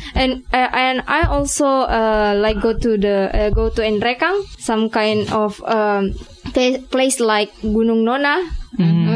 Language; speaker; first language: English; non-native, learner; Indonesian